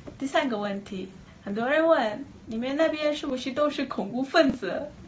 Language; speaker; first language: Chinese; non-native, fluent; Persian